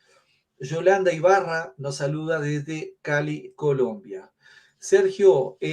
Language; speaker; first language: Spanish; native; Spanish